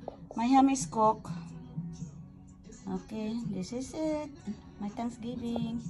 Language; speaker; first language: English; non-native, learner; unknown